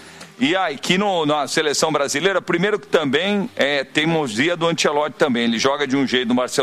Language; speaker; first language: Portuguese; native; Portuguese